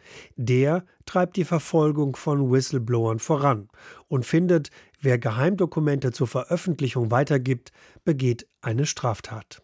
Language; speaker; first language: German; native; German